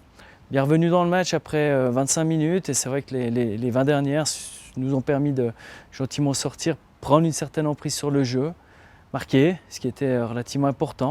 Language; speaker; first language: French; native; French